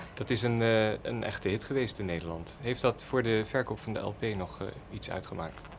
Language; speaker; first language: Dutch; native; Dutch